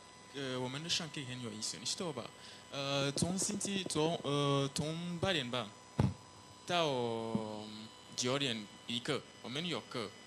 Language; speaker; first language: Chinese; non-native, learner; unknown